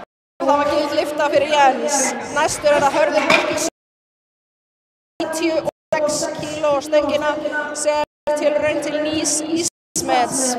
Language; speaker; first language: Icelandic; native; Icelandic